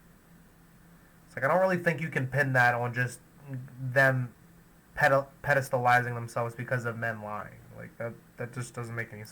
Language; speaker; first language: English; native; English